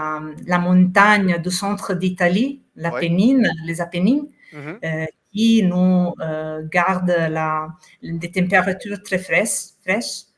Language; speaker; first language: French; non-native, fluent; Italian